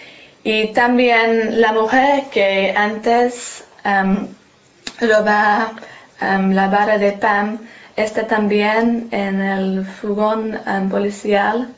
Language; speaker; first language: Spanish; non-native, learner; English